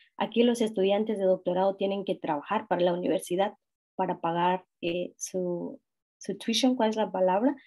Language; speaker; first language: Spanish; non-native, local second language; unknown